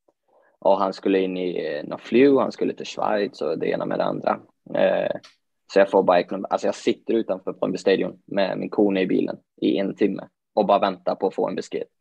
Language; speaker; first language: Swedish; native; Swedish